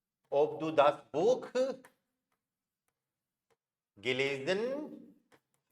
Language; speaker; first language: German; non-native, fluent; Hindi